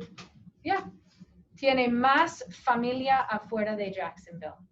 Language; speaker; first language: Spanish; non-native, fluent; English